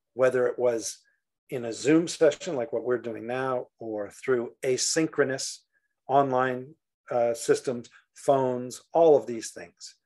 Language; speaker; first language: English; native; English